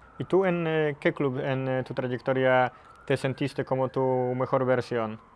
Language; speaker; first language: Spanish; non-native, fluent; Polish